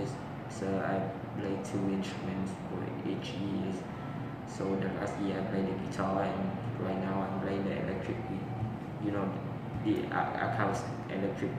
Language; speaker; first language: English; non-native, learner; Vietnamese